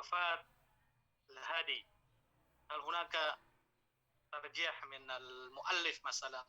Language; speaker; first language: Arabic; non-native, fluent; Indonesian